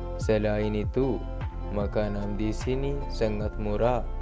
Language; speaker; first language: Malay; non-native, learner; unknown